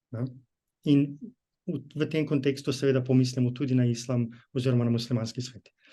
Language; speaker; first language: Slovenian; native; Slovenian